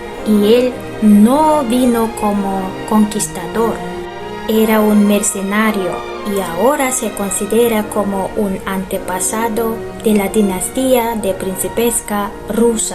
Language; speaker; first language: Spanish; non-native, fluent; Russian